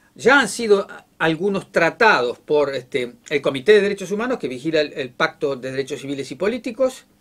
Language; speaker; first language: Spanish; native; Spanish